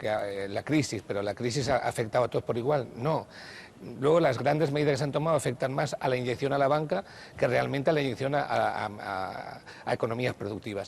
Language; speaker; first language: Spanish; native; Spanish